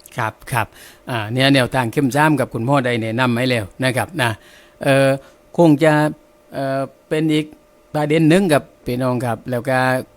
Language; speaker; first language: Thai; native; Thai